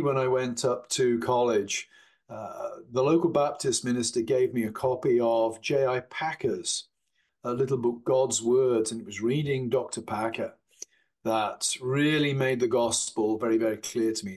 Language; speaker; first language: English; native; English